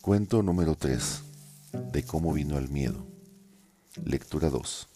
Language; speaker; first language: Spanish; native; Spanish